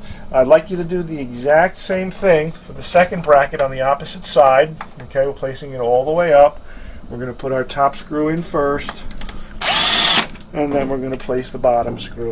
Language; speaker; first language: English; native; English